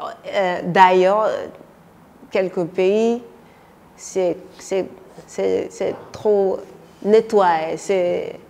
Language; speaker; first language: French; non-native, learner; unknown